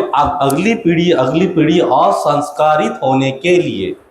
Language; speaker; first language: Hindi; non-native, local second language; Marathi